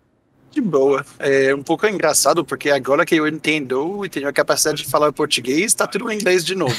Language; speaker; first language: Portuguese; non-native, fluent; French